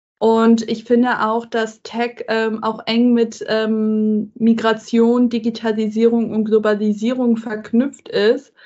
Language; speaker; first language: German; early bilingual, other home language; Persian